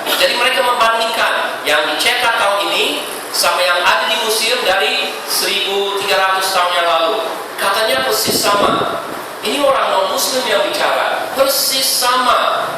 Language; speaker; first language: Indonesian; non-native, fluent; English